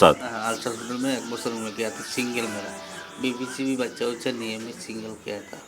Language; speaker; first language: Hindi; non-native, local second language; Bangla